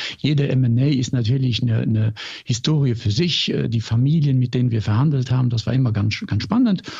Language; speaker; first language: German; non-native, local second language; Luxembourgish